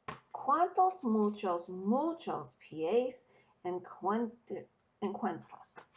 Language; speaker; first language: Spanish; non-native, learner; English